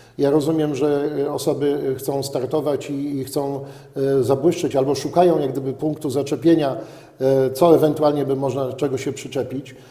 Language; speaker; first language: Polish; native; Polish